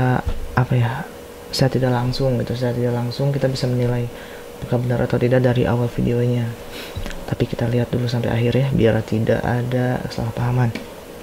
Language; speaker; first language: Indonesian; native; Indonesian